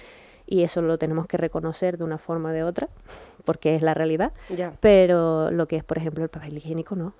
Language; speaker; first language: Spanish; native; Spanish